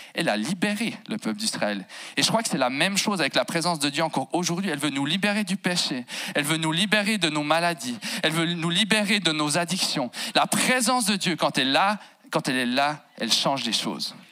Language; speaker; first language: French; native; French